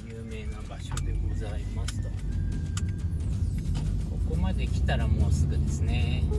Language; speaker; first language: Japanese; native; Japanese